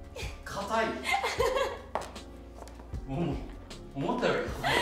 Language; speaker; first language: Japanese; native; Japanese